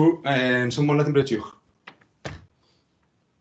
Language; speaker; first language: French; non-native, fluent; Spanish